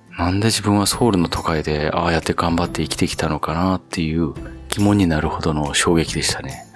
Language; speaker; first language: Japanese; non-native, fluent; Korean